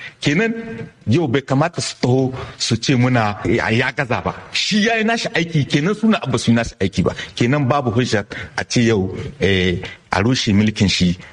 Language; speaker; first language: Hausa; native; Hausa